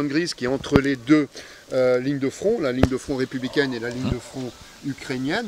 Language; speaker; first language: French; native; French